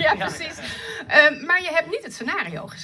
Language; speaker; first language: Dutch; native; Dutch